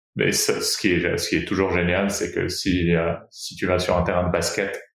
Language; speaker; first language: French; non-native, fluent; Portuguese